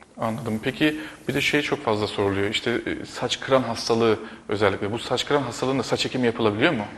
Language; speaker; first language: Turkish; native; Turkish